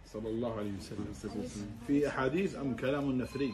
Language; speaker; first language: Arabic; native; Arabic